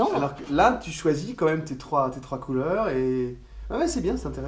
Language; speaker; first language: French; native; French